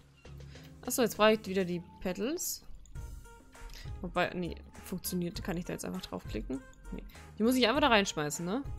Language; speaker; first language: German; native; German